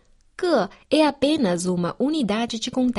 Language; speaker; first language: Portuguese; non-native, fluent; Chinese